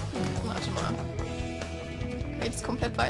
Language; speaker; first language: German; native; German